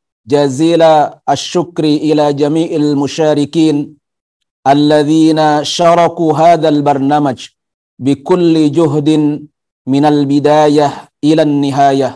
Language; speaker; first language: Arabic; non-native, fluent; Indonesian